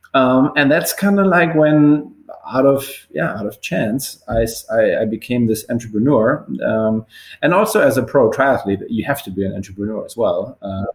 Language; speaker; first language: English; non-native, fluent; German